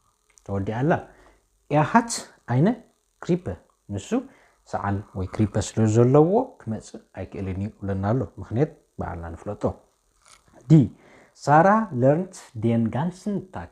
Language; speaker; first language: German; non-native, fluent; Tigrinya